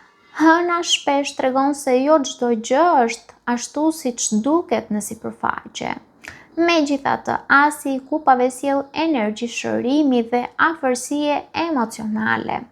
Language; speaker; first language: Albanian; native; Albanian